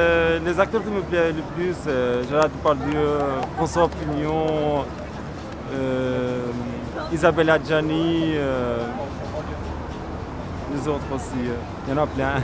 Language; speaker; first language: French; non-native, fluent; Albanian